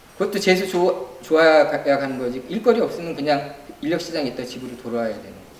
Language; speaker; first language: Korean; native; Korean